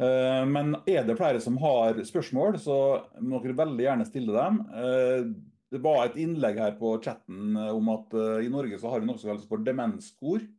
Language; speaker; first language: Norwegian; native; Norwegian